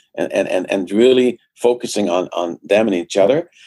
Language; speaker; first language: English; non-native, fluent; Dutch